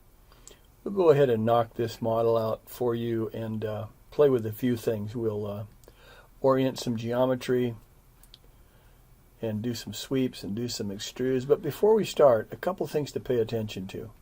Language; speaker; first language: English; native; English